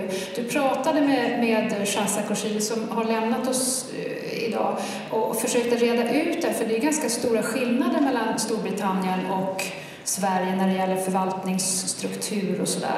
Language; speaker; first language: Swedish; native; Swedish